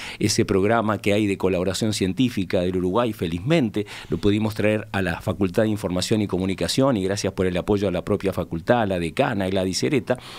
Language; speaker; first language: Spanish; native; Spanish